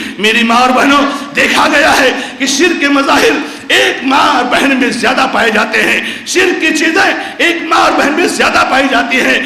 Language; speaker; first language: Urdu; non-native, local second language; Konkani